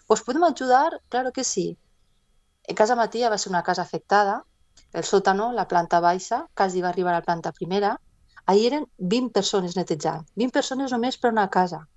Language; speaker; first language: Catalan; non-native, local second language; Spanish